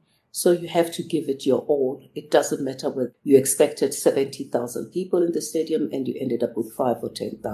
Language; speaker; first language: English; non-native, local second language; Zulu